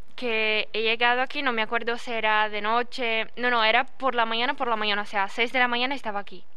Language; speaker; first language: Spanish; non-native, learner; Portuguese